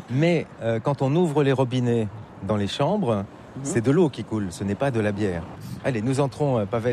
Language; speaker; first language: French; native; French